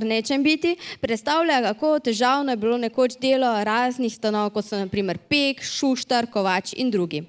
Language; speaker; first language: Slovenian; native; Slovenian